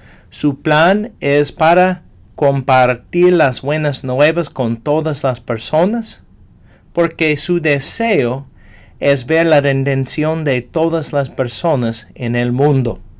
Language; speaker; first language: Spanish; non-native, fluent; English